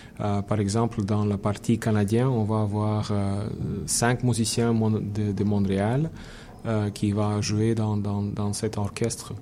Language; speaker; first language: French; non-native, fluent; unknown